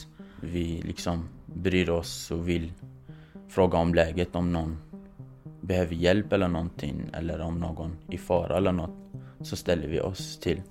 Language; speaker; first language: Swedish; non-native, fluent; Kurdish